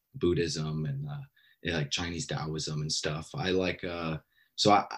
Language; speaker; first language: English; native; English